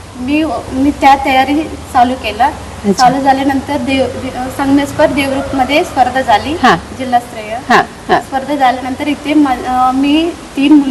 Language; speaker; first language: Marathi; non-native, local second language; Telugu